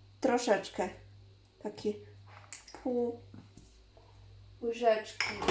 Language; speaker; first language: Polish; non-native, learner; Chinese